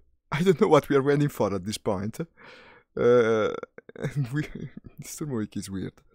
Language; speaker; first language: English; non-native, fluent; Italian